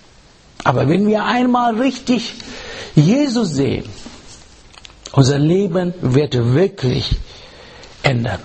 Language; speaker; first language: German; non-native, learner; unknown